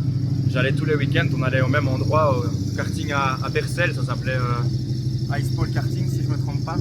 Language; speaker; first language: French; native; French